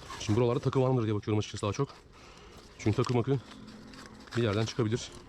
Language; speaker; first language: Turkish; native; Turkish